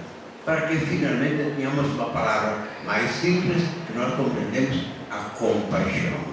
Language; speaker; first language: Portuguese; native; Portuguese